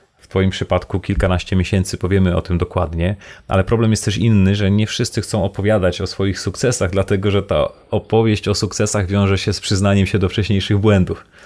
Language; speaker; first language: Polish; native; Polish